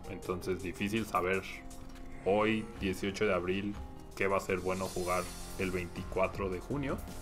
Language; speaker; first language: Spanish; native; Spanish